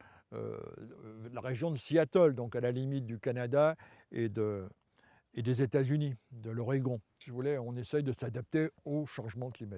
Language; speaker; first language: French; native; French